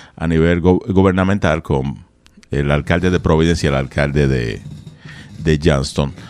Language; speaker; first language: Spanish; native; Spanish